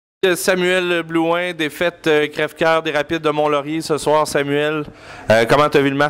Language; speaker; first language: French; native; French